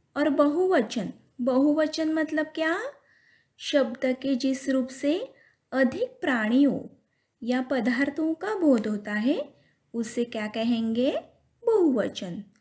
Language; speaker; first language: Hindi; non-native, local second language; Marathi